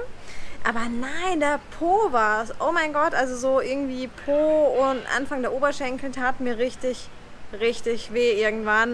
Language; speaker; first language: German; native; German